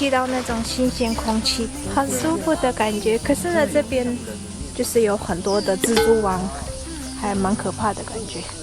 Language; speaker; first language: Chinese; non-native, fluent; Mongolian